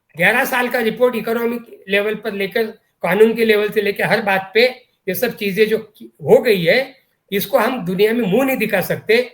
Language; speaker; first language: Hindi; non-native, local second language; Marathi